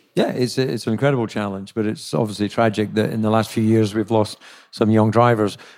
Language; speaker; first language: English; native; English